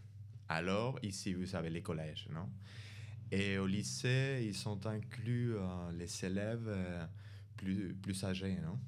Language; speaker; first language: French; non-native, fluent; Spanish